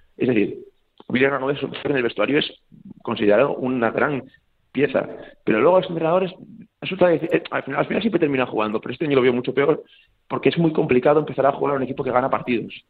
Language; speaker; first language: Spanish; native; Spanish